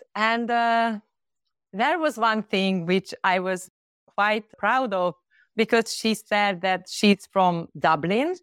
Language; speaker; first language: English; non-native, fluent; Hungarian